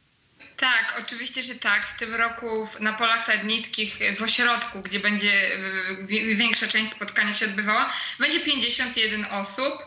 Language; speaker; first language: Polish; native; Polish